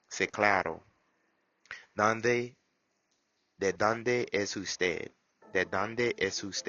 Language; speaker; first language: Spanish; non-native, learner; English